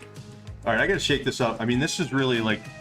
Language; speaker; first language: English; native; English